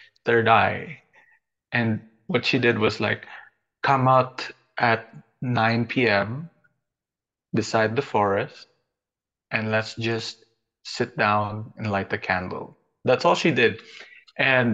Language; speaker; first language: English; non-native, local second language; Filipino